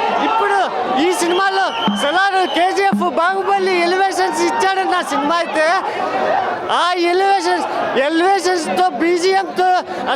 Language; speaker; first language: Telugu; native; Telugu